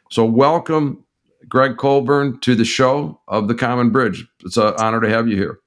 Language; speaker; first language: English; native; English